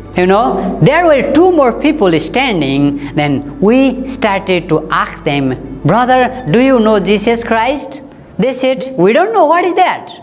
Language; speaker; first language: English; non-native, local second language; Nepali